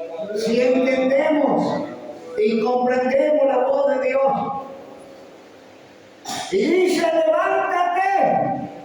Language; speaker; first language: Spanish; native; Spanish